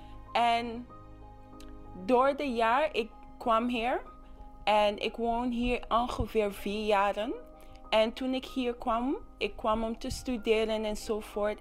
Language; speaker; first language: Dutch; non-native, local second language; English